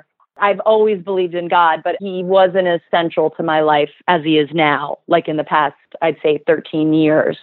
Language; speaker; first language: English; native; English